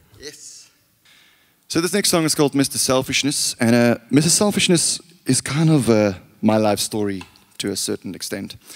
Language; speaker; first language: English; non-native, local second language; Afrikaans